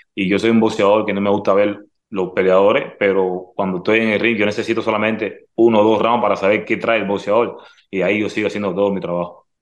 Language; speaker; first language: Spanish; native; Spanish